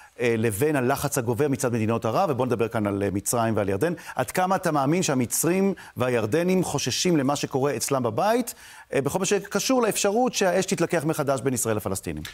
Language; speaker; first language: Hebrew; native; Hebrew